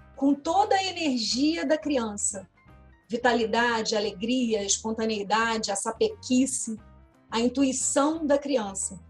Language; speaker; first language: Portuguese; native; Portuguese